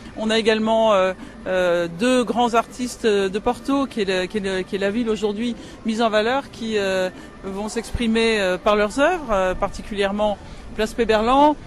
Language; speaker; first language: French; native; French